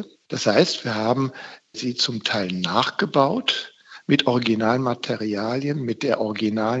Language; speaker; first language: German; native; German